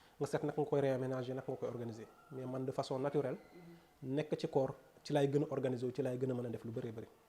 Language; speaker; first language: Wolof; non-native, local second language; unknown